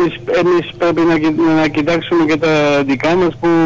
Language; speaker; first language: Greek; non-native, fluent; Georgian